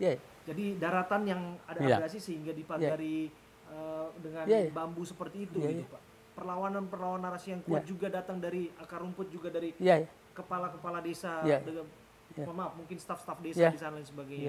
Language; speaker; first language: Indonesian; native; Indonesian